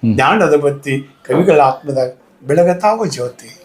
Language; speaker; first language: Kannada; native; Kannada